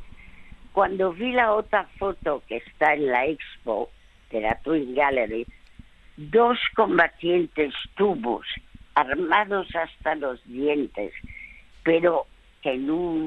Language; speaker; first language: Spanish; early bilingual, other home language; French